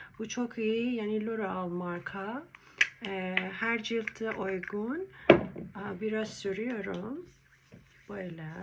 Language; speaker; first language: Turkish; non-native, learner; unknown